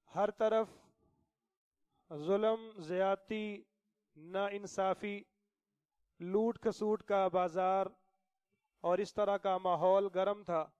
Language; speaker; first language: Urdu; non-native, local second language; Punjabi